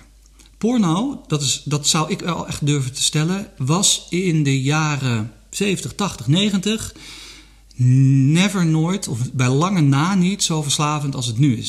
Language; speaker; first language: Dutch; native; Dutch